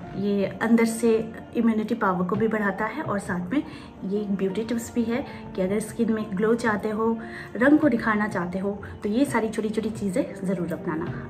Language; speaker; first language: Hindi; non-native, local second language; Bangla